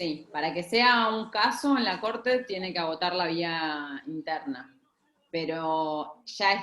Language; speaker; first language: Spanish; native; Spanish